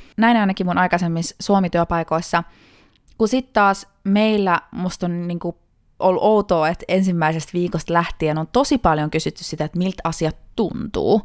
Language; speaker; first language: Finnish; early bilingual, heritage; Finnish